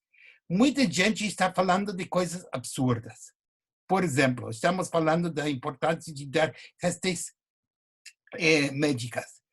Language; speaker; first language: Portuguese; non-native, fluent; English